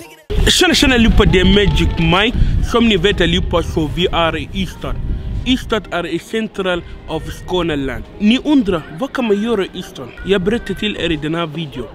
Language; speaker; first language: Swedish; non-native, fluent; Arabic